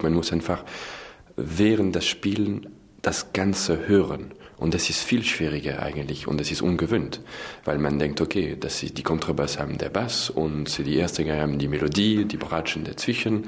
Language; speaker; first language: German; non-native, fluent; French